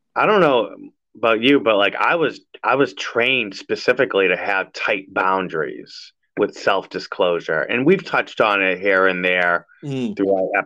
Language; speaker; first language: English; native; English